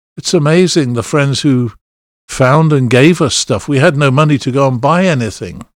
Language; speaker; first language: English; native; English